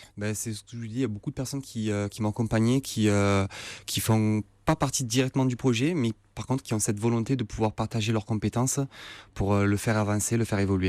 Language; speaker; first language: French; native; French